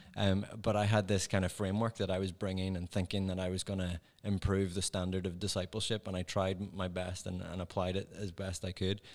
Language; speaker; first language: English; native; English